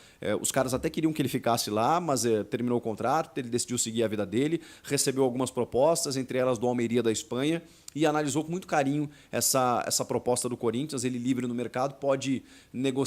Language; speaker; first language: Portuguese; native; Portuguese